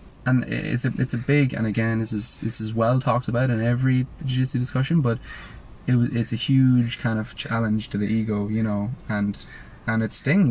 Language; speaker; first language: English; native; English